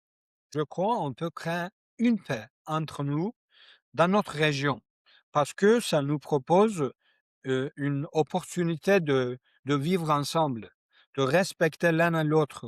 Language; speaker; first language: French; non-native, learner; Kurdish